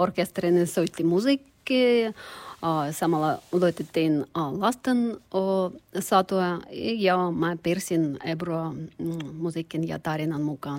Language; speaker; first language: Finnish; non-native, learner; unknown